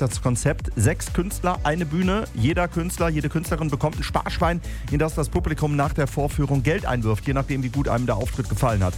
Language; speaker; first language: German; native; German